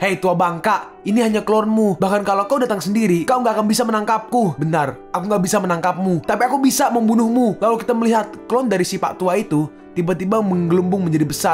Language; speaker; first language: Indonesian; native; Indonesian